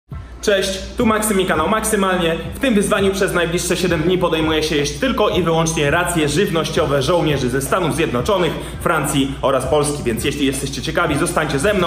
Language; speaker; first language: Polish; native; Polish